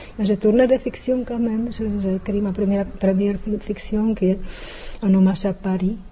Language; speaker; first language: French; non-native, fluent; Czech